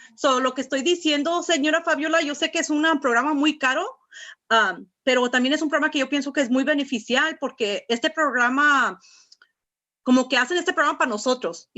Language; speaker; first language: Spanish; early bilingual, heritage; Spanish